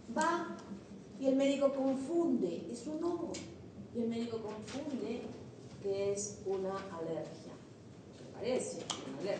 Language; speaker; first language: Spanish; native; Spanish